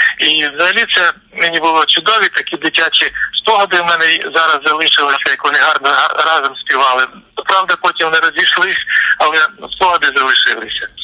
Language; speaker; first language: Ukrainian; native; Ukrainian